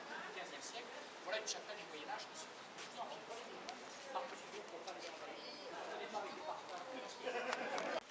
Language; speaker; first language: French; native; French